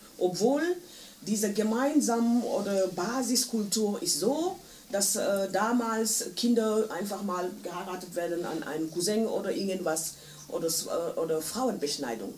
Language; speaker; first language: German; non-native, fluent; Wolof